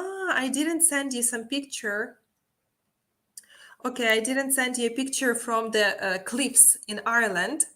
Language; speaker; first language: English; non-native, fluent; Ukrainian